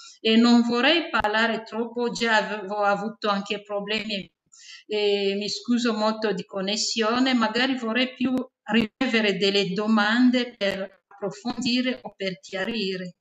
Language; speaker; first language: Italian; non-native, fluent; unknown